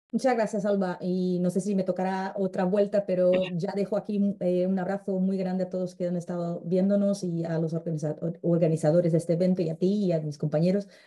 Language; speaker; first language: Spanish; non-native, fluent; Portuguese